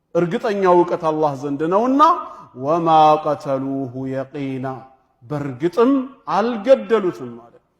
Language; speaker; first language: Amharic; non-native, local second language; Oromo